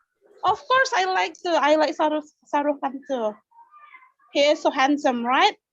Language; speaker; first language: English; non-native, learner; Indonesian